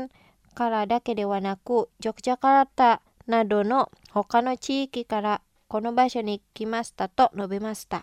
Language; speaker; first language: Japanese; non-native, fluent; Indonesian